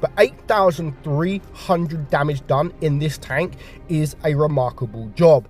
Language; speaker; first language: English; native; English